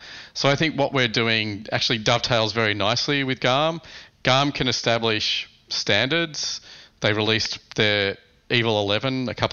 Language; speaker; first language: English; native; English